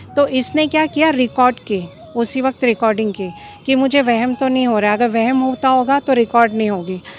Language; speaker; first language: Hindi; non-native, local second language; Marathi